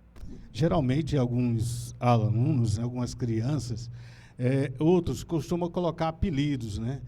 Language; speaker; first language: Portuguese; native; Portuguese